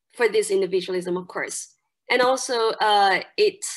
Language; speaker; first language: English; non-native, fluent; Chinese